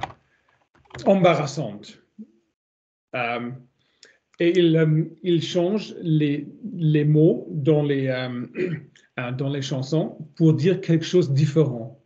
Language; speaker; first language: French; non-native, learner; German